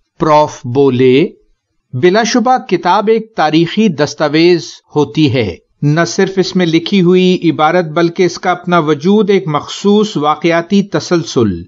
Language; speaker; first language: Urdu; native; Urdu